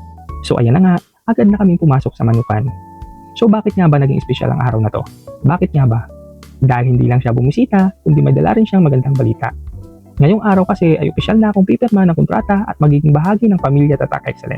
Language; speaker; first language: Filipino; native; Filipino